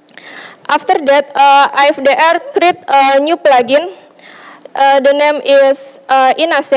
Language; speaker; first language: English; non-native, learner; Indonesian